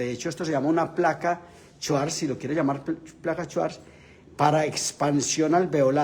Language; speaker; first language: Spanish; native; Spanish